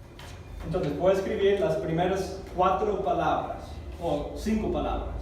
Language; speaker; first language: Spanish; non-native, fluent; English